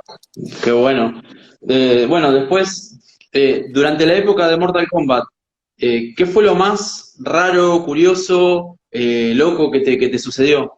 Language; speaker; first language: Spanish; native; Spanish